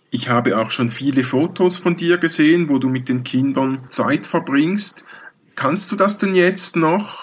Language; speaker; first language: German; native; German